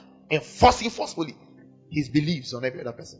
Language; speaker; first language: English; non-native, local second language; Igbo